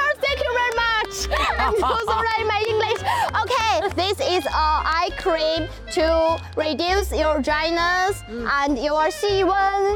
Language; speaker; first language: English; non-native, learner; Chinese